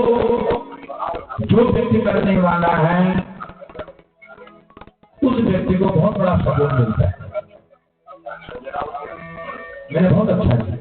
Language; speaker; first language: Hindi; native; Hindi